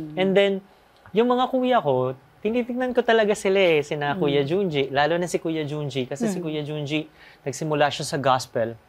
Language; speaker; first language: Filipino; native; Filipino